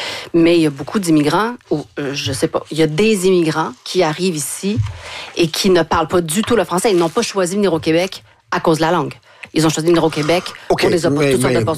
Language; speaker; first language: French; native; French